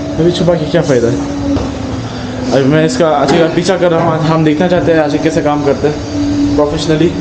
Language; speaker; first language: Hindi; non-native, local second language; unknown